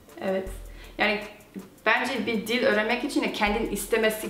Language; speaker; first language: Turkish; non-native, fluent; Korean